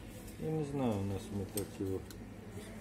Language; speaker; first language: Russian; native; Russian